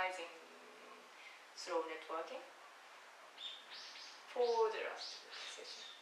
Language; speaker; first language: English; non-native, learner; Japanese